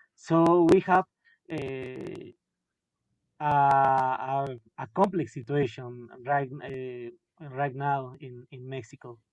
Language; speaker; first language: English; non-native, learner; Spanish